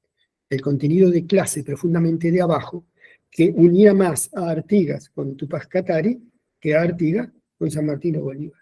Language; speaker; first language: Spanish; native; Spanish